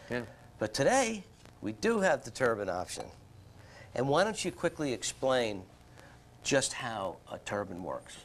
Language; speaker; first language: English; native; English